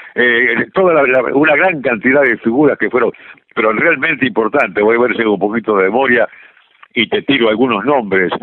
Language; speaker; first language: Spanish; native; Spanish